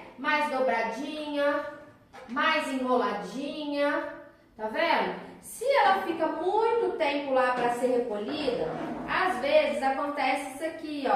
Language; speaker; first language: Portuguese; native; Portuguese